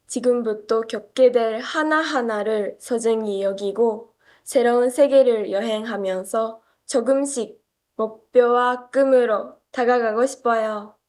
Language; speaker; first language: Korean; non-native, fluent; Japanese